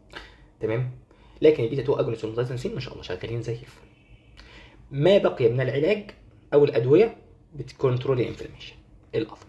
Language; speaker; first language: Arabic; native; Arabic